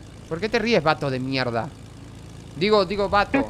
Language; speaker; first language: Spanish; native; Spanish